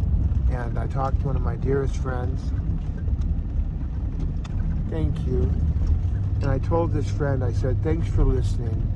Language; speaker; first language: English; native; English